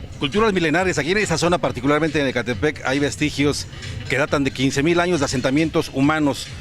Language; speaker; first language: Spanish; native; Spanish